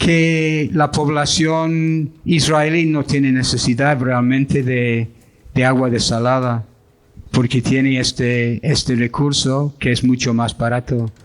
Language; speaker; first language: Spanish; non-native, fluent; English